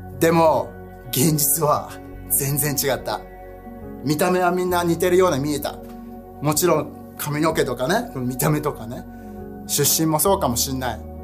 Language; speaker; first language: Japanese; early bilingual, heritage; Japanese